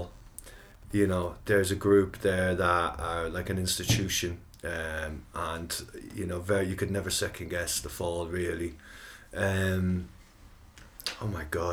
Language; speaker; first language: English; native; English